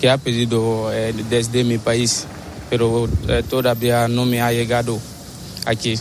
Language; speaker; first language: Spanish; non-native, learner; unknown